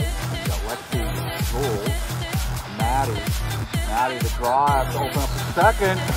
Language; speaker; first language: English; native; English